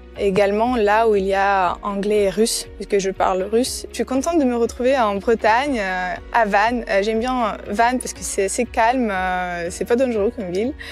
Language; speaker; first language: French; non-native, fluent; Ukrainian